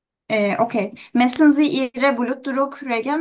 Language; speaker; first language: German; non-native, learner; Turkish